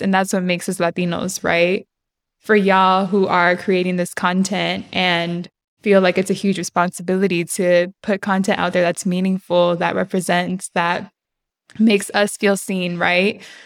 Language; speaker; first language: English; early bilingual, other home language; Spanish